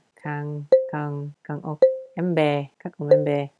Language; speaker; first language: Vietnamese; non-native, learner; English